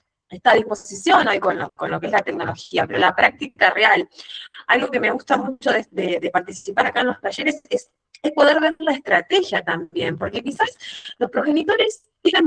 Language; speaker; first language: Spanish; native; Spanish